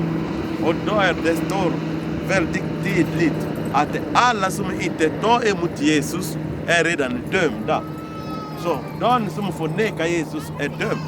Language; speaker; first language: Swedish; non-native, fluent; Lingala